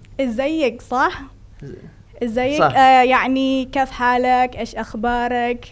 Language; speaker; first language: Arabic; non-native, fluent; Indonesian